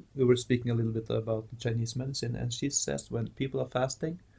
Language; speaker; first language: English; non-native, fluent; Norwegian